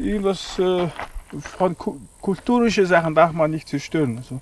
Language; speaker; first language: German; non-native, learner; Mongolian